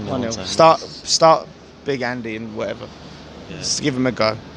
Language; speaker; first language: English; native; English